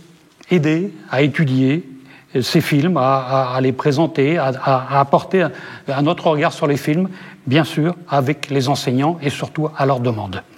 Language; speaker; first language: French; native; French